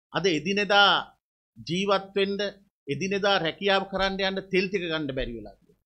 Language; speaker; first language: Sinhala; native; Sinhala